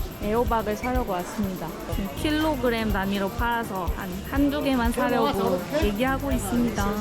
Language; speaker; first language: Korean; native; Korean